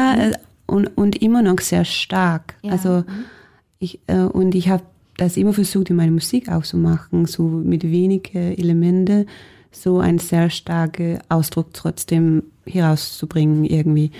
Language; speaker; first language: German; non-native, fluent; Danish